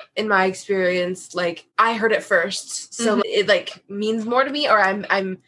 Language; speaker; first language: English; native; English